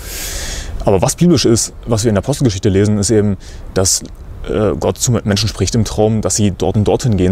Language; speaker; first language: German; native; German